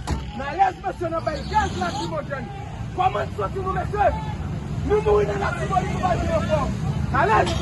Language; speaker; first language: Haitian Creole; native; Haitian Creole